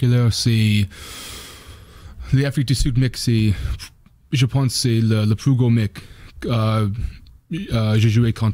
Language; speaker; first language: French; non-native, learner; English